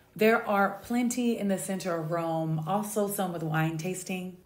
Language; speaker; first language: English; native; English